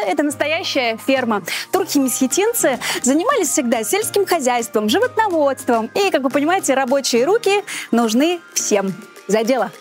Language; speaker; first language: Russian; native; Russian